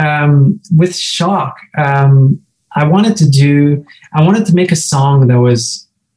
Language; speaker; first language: English; native; English